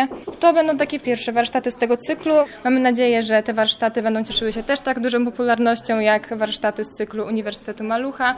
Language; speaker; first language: Polish; native; Polish